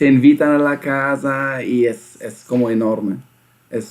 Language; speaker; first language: Spanish; non-native, fluent; German